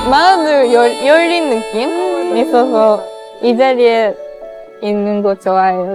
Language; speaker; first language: Korean; non-native, fluent; Japanese